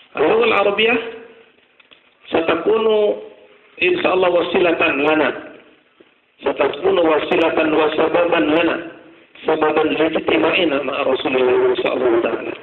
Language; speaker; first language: Arabic; non-native, fluent; Madurese